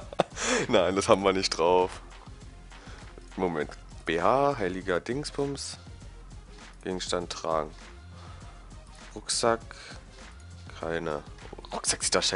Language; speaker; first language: German; native; German